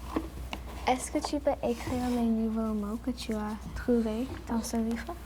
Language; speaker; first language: French; non-native, local second language; English